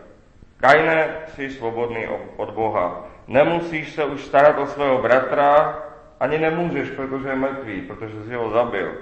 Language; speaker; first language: Czech; native; Czech